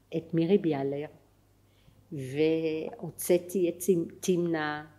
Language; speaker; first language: Hebrew; non-native, fluent; French